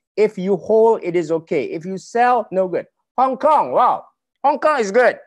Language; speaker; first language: English; non-native, local second language; Malay